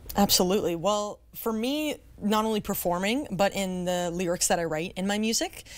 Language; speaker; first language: English; native; English